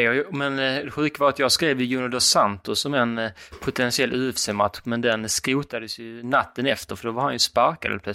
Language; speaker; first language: Swedish; native; Swedish